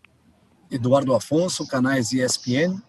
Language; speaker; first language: Portuguese; native; Portuguese